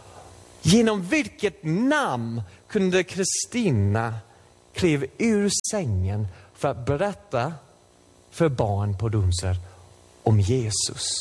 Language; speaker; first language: Swedish; non-native, fluent; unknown